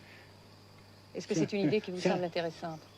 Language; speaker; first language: French; native; French